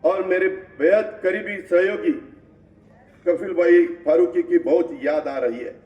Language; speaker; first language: Hindi; non-native, local second language; Marathi